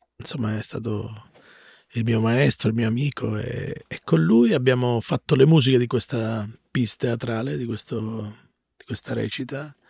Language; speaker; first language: Italian; native; Italian